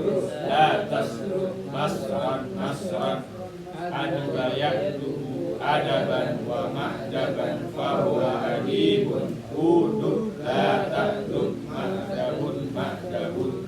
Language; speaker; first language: Arabic; non-native, learner; Indonesian